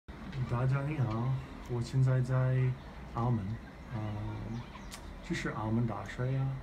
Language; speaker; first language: Chinese; non-native, learner; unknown